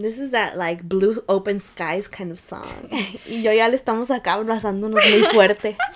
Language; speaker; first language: Spanish; early bilingual, heritage; Spanish